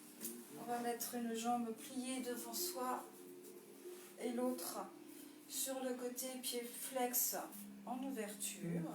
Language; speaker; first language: French; native; French